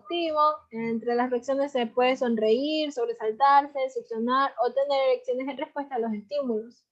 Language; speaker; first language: Spanish; native; Spanish